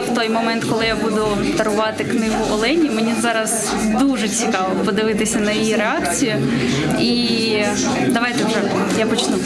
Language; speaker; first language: Ukrainian; non-native, local second language; Russian